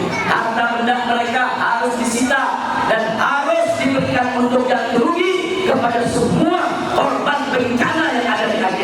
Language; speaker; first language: Indonesian; native; Indonesian